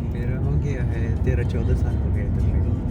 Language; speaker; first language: Hindi; non-native, local second language; Pashto